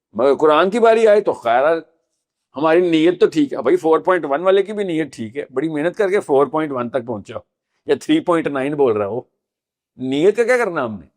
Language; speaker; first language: Urdu; native; Urdu